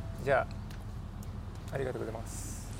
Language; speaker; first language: Japanese; non-native, learner; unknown